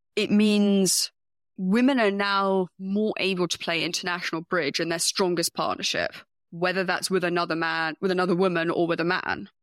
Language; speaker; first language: English; native; English